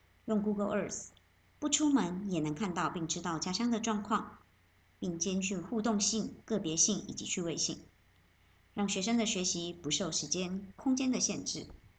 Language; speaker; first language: Chinese; native; Chinese